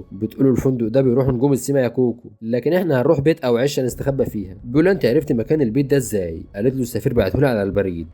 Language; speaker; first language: Arabic; native; Arabic